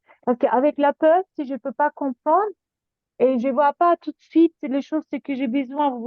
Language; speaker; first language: French; non-native, learner; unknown